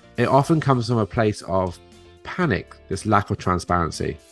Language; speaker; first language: English; native; English